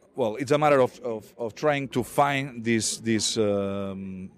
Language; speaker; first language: English; non-native, fluent; Catalan